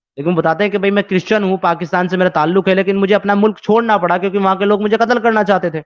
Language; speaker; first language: Hindi; native; Hindi